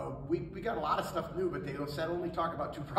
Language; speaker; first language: English; native; English